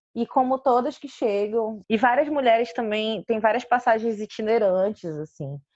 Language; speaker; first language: Portuguese; native; Portuguese